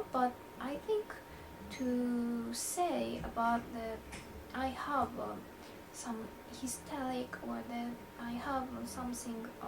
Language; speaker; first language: English; non-native, learner; Japanese